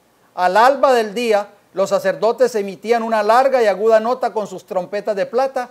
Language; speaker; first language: Spanish; native; Spanish